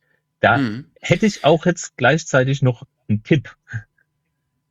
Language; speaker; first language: German; native; German